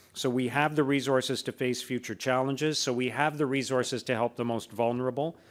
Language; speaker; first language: English; native; English